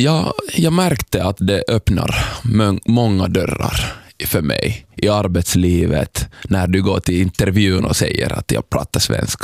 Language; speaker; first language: Swedish; non-native, fluent; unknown